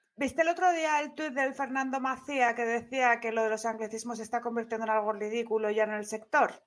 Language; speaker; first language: Spanish; native; Spanish